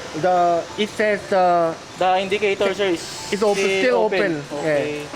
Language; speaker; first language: English; non-native, local second language; Filipino